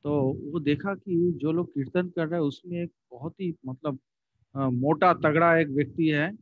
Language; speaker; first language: Hindi; non-native, local second language; Bangla